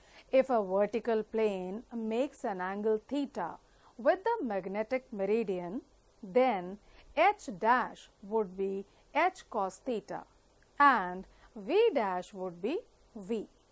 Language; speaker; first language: English; non-native, local second language; Punjabi